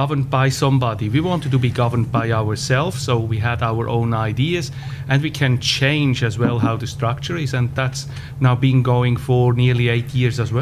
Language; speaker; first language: English; non-native, fluent; German